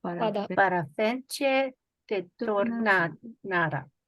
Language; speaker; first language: Portuguese; non-native, learner; English